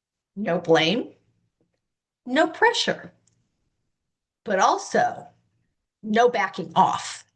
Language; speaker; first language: English; native; English